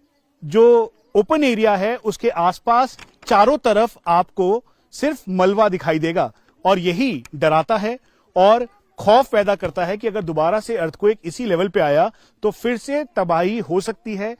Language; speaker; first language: Hindi; native; Hindi